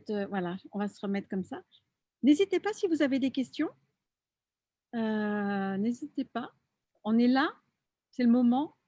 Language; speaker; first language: French; native; French